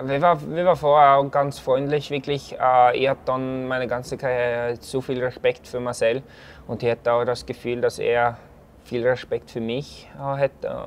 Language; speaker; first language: German; non-native, fluent; Norwegian